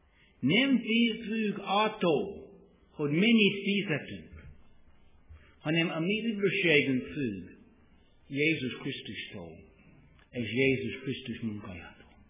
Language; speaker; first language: Hungarian; non-native, fluent; English